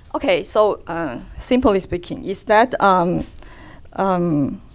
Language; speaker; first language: English; non-native, fluent; Chinese